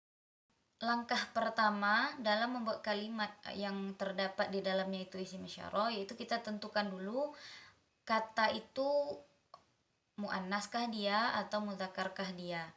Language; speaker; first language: Indonesian; native; Indonesian